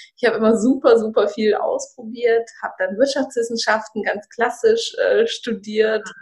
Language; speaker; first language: German; early bilingual, other home language; Russian